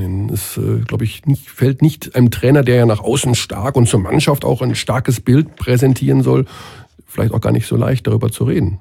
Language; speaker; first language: German; native; German